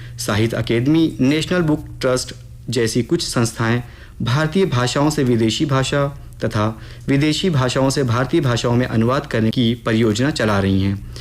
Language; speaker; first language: Hindi; native; Hindi